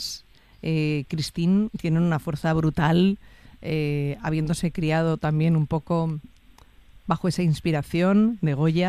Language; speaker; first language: Spanish; native; Spanish